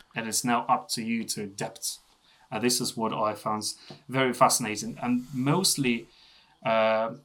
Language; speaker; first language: English; non-native, fluent; Russian